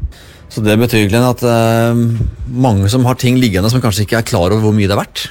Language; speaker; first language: Norwegian; native; Norwegian